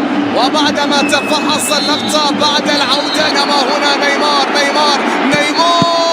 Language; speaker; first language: Arabic; native; Arabic